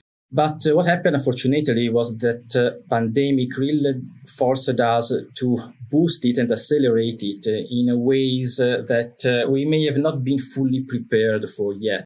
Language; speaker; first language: English; non-native, fluent; Italian